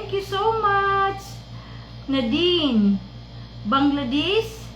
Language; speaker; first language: English; non-native, local second language; Filipino